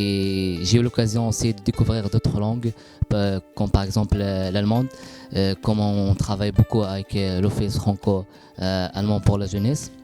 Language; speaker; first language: French; non-native, local second language; Arabic